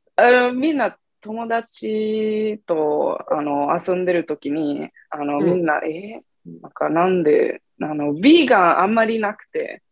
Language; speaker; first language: Japanese; non-native, fluent; Italian